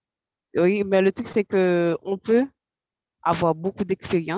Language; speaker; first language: French; non-native, local second language; Haitian Creole